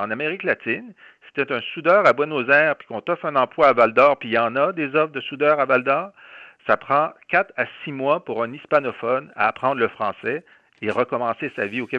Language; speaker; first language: French; native; French